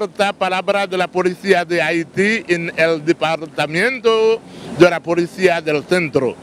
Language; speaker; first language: Spanish; non-native, local second language; Haitian Creole